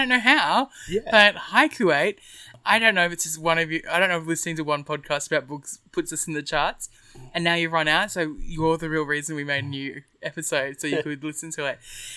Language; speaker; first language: English; native; English